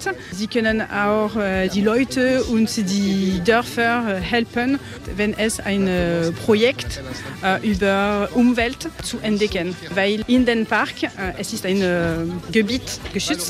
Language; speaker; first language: German; non-native, learner; French